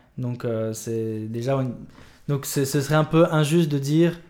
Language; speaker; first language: French; native; French